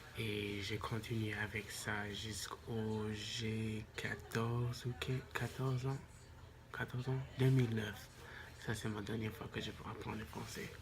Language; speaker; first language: French; non-native, local second language; English